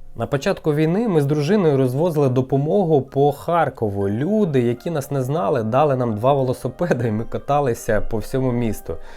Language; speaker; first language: Ukrainian; non-native, local second language; Russian